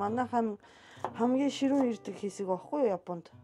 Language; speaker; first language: Mongolian; non-native, fluent; Japanese